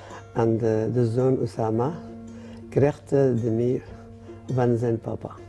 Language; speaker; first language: Dutch; non-native, learner; Arabic